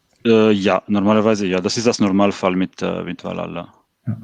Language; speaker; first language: German; non-native, fluent; French